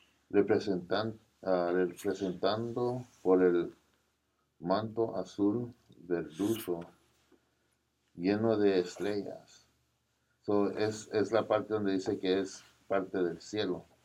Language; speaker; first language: Spanish; non-native, learner; English